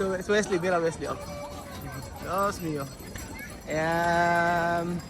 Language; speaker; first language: Spanish; non-native, learner; Filipino